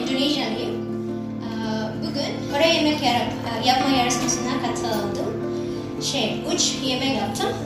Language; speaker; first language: Turkish; non-native, learner; Indonesian